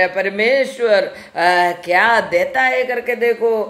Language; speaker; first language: Hindi; non-native, local second language; Malayalam